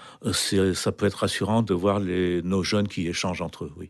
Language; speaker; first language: French; native; French